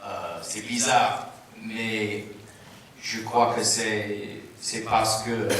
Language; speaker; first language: French; non-native, fluent; English